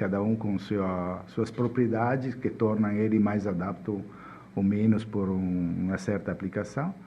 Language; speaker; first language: Portuguese; non-native, fluent; Italian